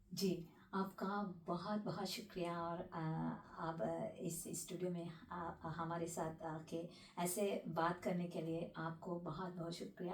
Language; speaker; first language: Hindi; non-native, fluent; Sinhala